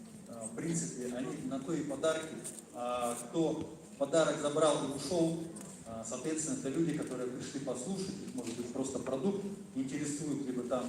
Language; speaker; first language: Russian; native; Russian